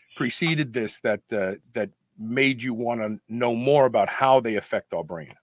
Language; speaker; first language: English; native; English